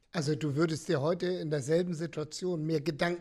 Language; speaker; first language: German; native; German